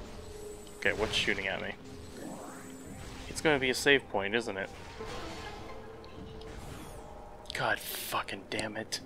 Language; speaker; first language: English; native; English